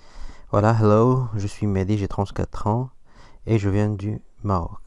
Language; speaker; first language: French; non-native, local second language; Arabic